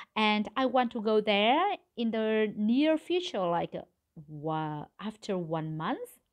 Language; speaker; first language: English; non-native, learner; Vietnamese